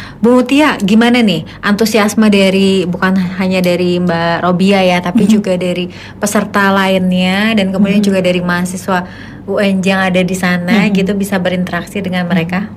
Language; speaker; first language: Indonesian; native; Indonesian